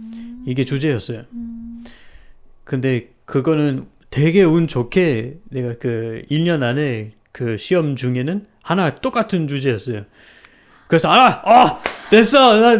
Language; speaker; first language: Korean; non-native, fluent; French